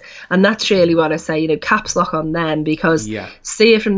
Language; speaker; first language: English; native; English